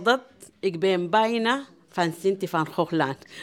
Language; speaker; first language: Dutch; non-native, learner; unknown